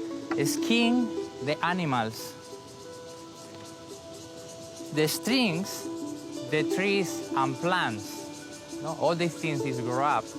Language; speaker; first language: English; non-native, learner; Spanish